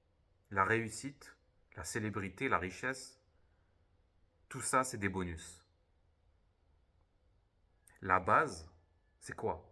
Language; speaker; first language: French; native; French